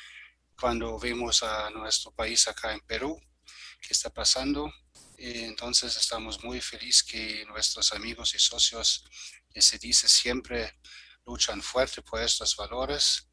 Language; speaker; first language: Spanish; non-native, fluent; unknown